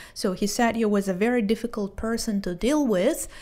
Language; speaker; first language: English; non-native, fluent; Hebrew